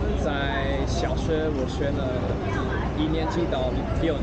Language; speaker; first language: Chinese; non-native, learner; English